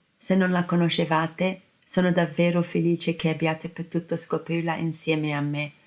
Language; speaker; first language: Italian; non-native, fluent; English